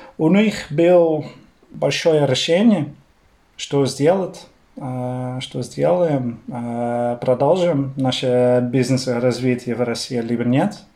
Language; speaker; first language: Russian; non-native, fluent; Dutch